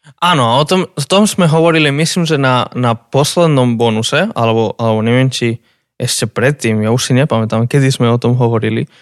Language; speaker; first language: Slovak; native; Slovak